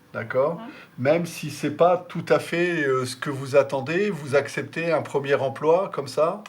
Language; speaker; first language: French; native; French